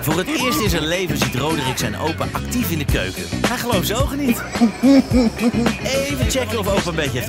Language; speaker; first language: Dutch; native; Dutch